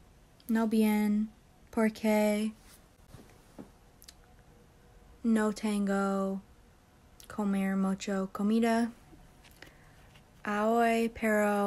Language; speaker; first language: Spanish; non-native, learner; English